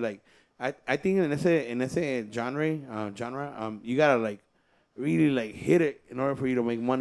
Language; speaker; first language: English; early bilingual, other home language; Spanish